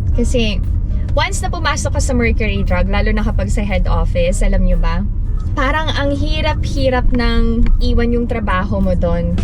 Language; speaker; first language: Filipino; native; Filipino